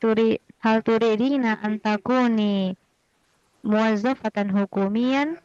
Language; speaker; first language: Arabic; non-native, learner; Indonesian